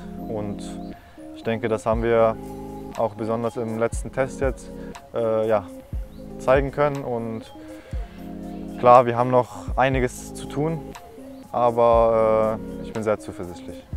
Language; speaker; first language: German; non-native, fluent; Japanese